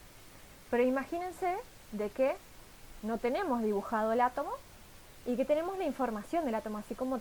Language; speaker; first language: Spanish; native; Spanish